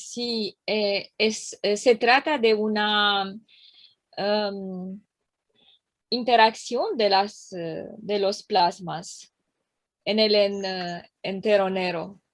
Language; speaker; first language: Spanish; non-native, learner; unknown